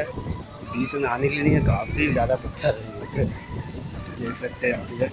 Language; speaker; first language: Hindi; native; Hindi